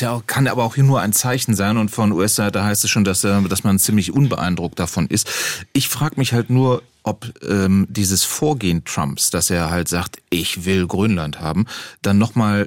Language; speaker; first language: German; native; German